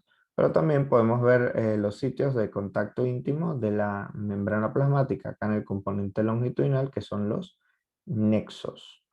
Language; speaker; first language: Spanish; native; Spanish